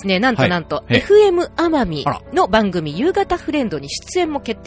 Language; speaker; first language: Japanese; native; Japanese